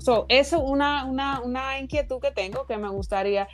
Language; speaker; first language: Spanish; early bilingual, heritage; Spanish